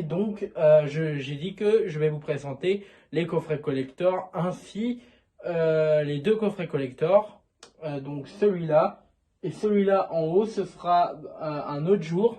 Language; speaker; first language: French; native; French